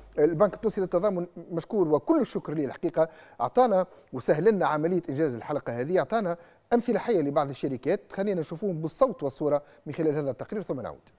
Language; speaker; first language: Arabic; native; Arabic